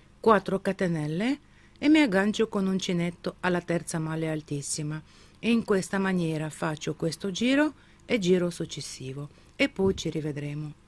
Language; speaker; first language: Italian; non-native, fluent; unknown